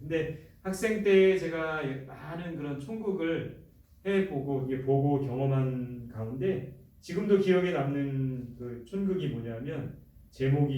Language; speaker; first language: Korean; native; Korean